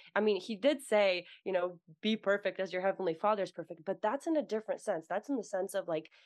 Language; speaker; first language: English; native; English